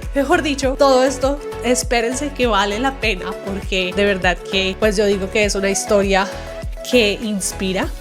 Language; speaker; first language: Spanish; native; Spanish